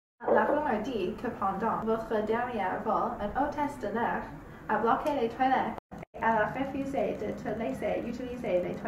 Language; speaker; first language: French; non-native, learner; English